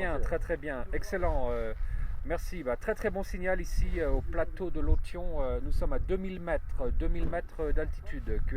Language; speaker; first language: French; native; French